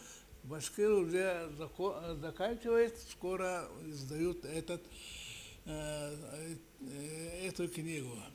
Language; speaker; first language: Russian; non-native, local second language; Yakut